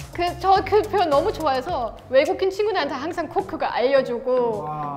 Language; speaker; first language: Korean; non-native, fluent; German